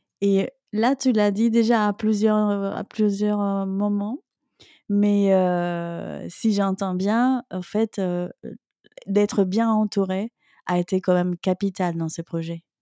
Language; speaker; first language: French; native; French